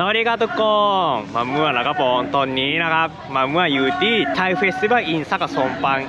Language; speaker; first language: Thai; non-native, fluent; Japanese